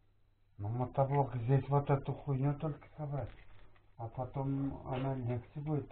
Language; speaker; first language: Russian; native; Russian